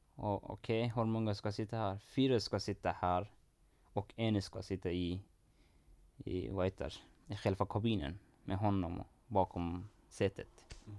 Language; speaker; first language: Swedish; non-native, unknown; Persian